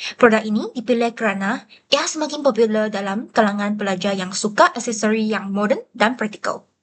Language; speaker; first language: Malay; non-native, local second language; Chinese